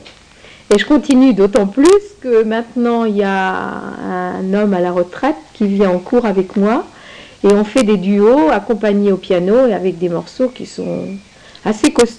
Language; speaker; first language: French; native; French